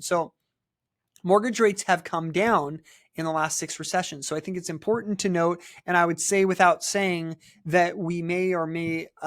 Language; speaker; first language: English; native; English